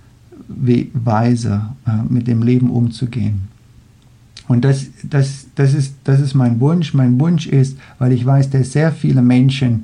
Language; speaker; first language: German; non-native, fluent; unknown